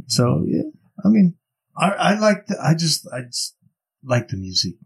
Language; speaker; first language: English; early bilingual, other home language; Spanish